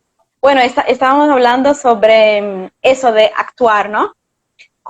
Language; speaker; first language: Spanish; non-native, fluent; Portuguese